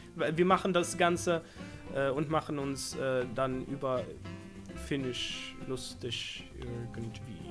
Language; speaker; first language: German; non-native, fluent; Swedish